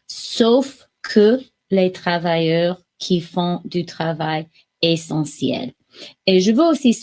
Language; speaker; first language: French; non-native, local second language; English